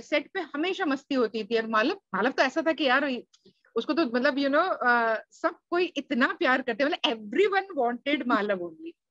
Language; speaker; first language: Hindi; native; Hindi